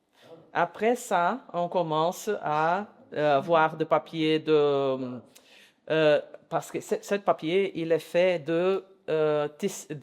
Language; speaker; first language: French; non-native, learner; Portuguese